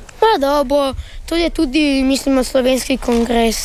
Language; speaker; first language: Slovenian; early bilingual, heritage; Slovenian